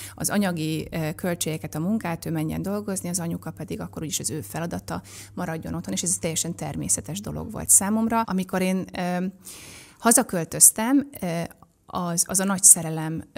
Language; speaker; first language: Hungarian; native; Hungarian